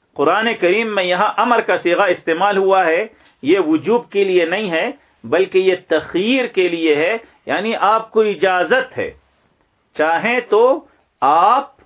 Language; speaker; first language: Urdu; non-native, local second language; Pashto